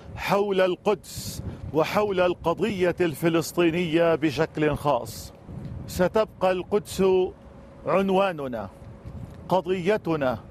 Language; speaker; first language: Arabic; native; Arabic